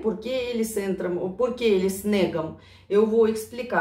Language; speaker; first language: Portuguese; non-native, fluent; Russian